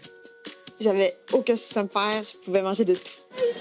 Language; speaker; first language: French; native; French